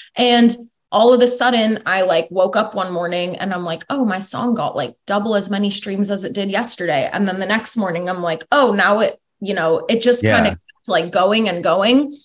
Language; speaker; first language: English; native; English